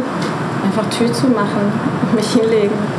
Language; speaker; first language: German; non-native, fluent; Persian